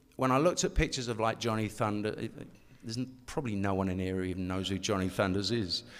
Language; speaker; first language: English; native; English